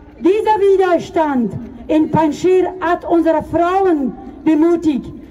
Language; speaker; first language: German; non-native, fluent; Persian